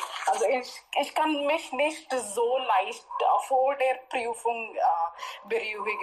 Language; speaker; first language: German; non-native, learner; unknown